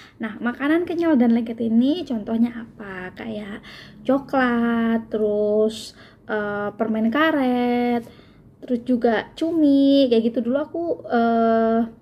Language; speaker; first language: Indonesian; native; Indonesian